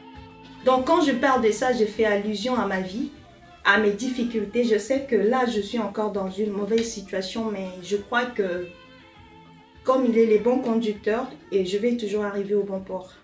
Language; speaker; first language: French; non-native, local second language; Lingala